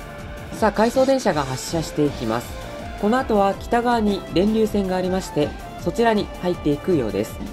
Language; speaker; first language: Japanese; native; Japanese